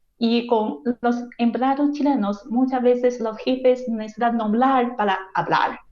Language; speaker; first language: Spanish; non-native, fluent; Chinese